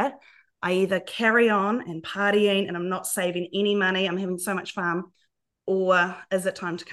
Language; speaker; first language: English; native; English